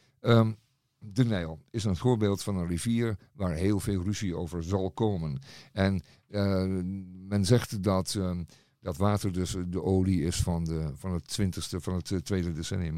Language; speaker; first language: Dutch; native; Dutch